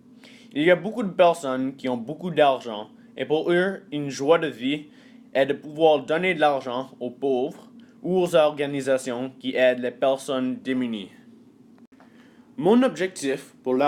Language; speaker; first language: French; early bilingual, other home language; English